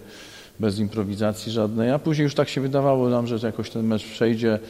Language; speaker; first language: Polish; native; Polish